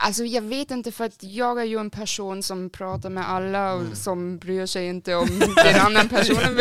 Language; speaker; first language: Swedish; non-native, fluent; German